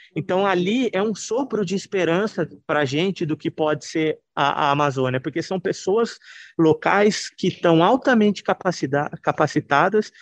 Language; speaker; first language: Portuguese; native; Portuguese